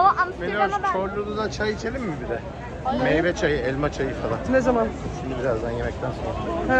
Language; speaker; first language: Turkish; early bilingual, heritage; Turkish